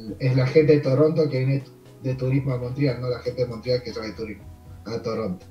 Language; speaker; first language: Spanish; early bilingual, heritage; Spanish